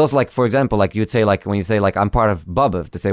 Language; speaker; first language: English; early bilingual, other home language; Hebrew